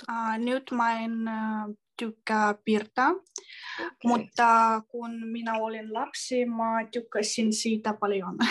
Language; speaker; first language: Finnish; non-native, learner; Russian